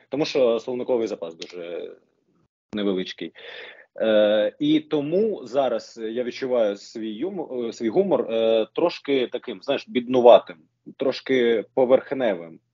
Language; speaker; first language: Ukrainian; non-native, local second language; Russian